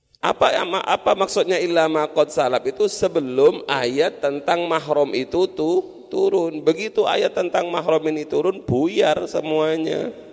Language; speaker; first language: Indonesian; non-native, local second language; Madurese